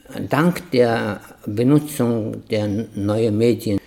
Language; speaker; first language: German; non-native, fluent; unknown